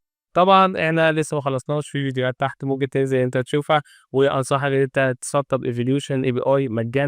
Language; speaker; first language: Arabic; native; Arabic